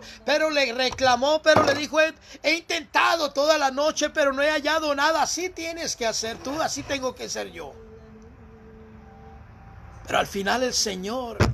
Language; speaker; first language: Spanish; native; Spanish